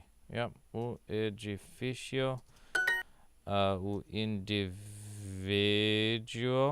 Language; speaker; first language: Portuguese; non-native, learner; English